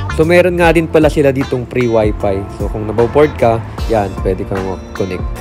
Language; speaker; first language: Filipino; native; Filipino